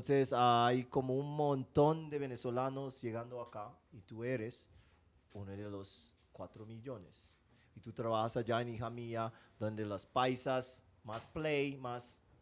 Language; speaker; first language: Spanish; non-native, fluent; English